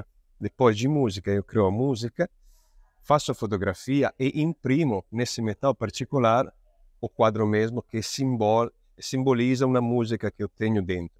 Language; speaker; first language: Portuguese; non-native, fluent; Italian